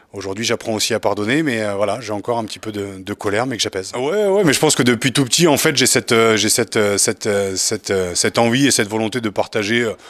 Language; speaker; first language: French; native; French